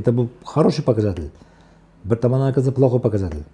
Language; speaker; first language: Russian; non-native, local second language; Kazakh